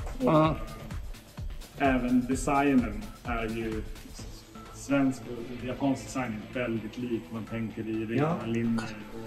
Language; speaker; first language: Swedish; native; Swedish